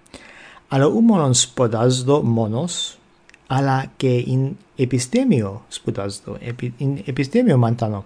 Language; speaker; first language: Greek; non-native, fluent; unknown